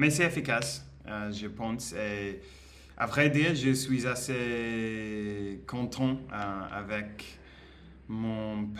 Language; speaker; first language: French; non-native, learner; Spanish